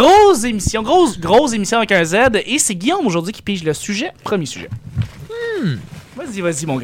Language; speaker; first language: French; native; French